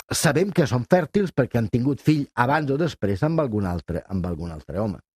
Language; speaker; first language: Catalan; non-native, fluent; Italian